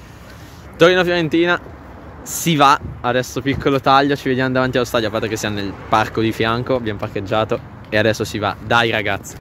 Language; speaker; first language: Italian; native; Italian